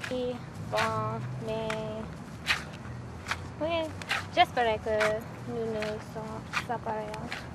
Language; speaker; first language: French; non-native, learner; English